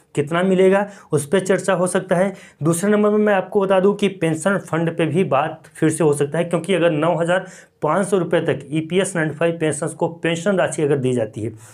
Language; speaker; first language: Hindi; native; Hindi